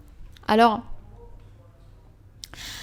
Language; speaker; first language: French; non-native, fluent; Arabic